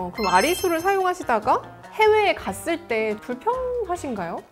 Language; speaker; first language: Korean; native; Korean